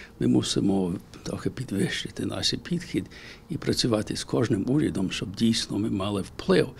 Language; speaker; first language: Ukrainian; early bilingual, heritage; Ukrainian